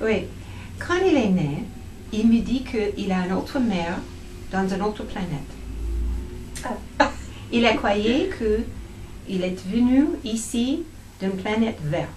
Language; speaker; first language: French; non-native, fluent; English